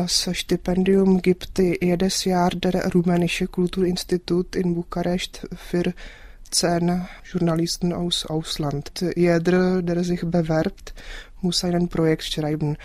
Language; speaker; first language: German; non-native, fluent; Czech